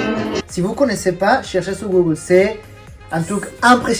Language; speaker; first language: French; non-native, fluent; Spanish